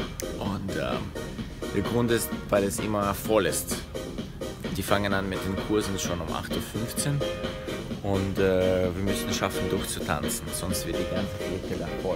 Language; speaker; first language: German; non-native, fluent; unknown